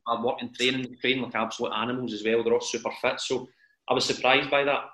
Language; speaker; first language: English; native; English